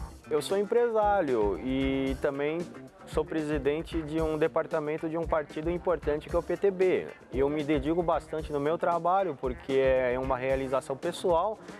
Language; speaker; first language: Portuguese; non-native, fluent; Chinese